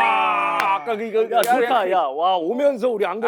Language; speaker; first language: Korean; native; Korean